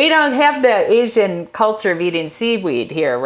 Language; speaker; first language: English; native; English